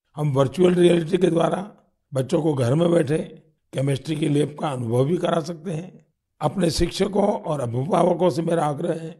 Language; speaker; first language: Hindi; non-native, local second language; Gujarati